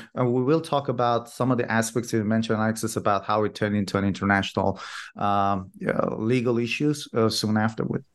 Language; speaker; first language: English; non-native, fluent; Persian